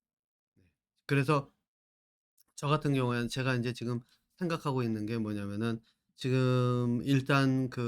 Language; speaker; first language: Korean; native; Korean